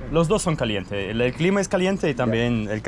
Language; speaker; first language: Spanish; non-native, fluent; Russian